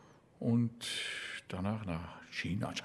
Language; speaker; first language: German; non-native, fluent; French